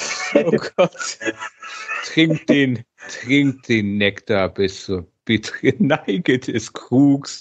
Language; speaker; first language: German; native; German